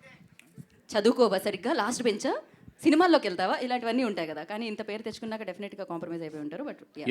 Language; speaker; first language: Telugu; native; Telugu